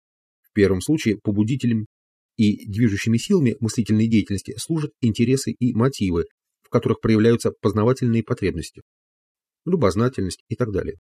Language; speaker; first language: Russian; native; Russian